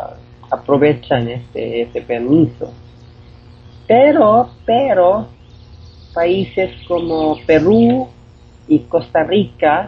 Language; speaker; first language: Spanish; non-native, fluent; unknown